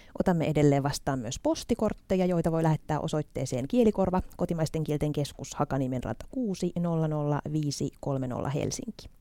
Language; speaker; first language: Finnish; native; Finnish